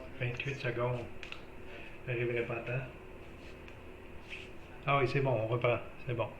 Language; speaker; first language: French; native; French